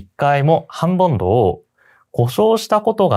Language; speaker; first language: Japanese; non-native, fluent; Korean